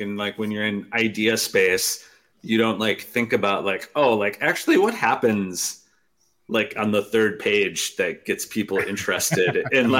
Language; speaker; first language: English; native; English